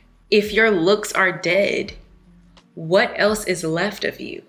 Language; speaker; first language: English; native; English